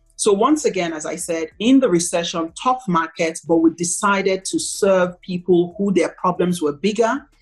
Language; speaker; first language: English; non-native, local second language; Igbo